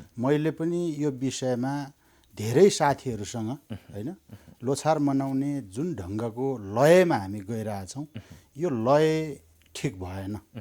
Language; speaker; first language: Nepali; non-native, local second language; Eastern Tamang